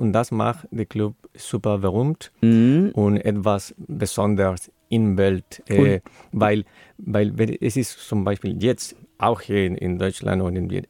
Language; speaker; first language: German; non-native, learner; Spanish